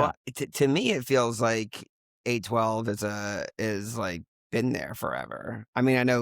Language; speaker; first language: English; native; English